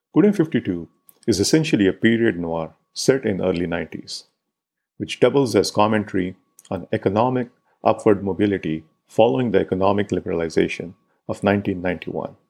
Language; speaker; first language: English; non-native, local second language; Marathi